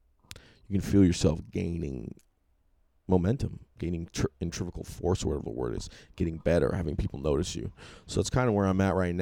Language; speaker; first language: English; native; English